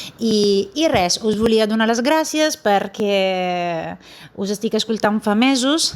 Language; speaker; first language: Catalan; non-native, fluent; Italian